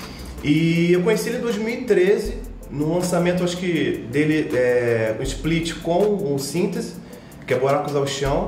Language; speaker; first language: Portuguese; native; Portuguese